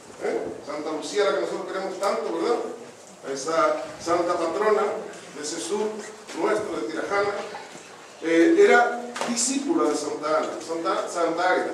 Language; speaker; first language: Spanish; native; Spanish